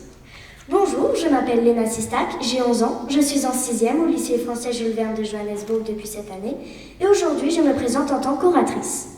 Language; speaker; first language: French; native; French